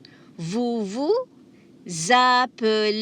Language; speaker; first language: French; non-native, fluent; Malay